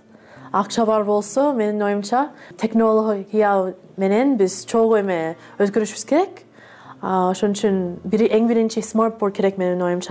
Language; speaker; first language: Kyrgyz; non-native, learner; English